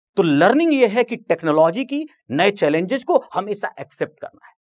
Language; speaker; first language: Hindi; native; Hindi